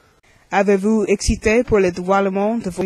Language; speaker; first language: French; non-native, learner; English